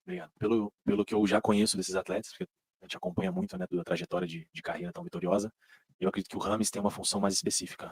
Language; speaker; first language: Portuguese; native; Portuguese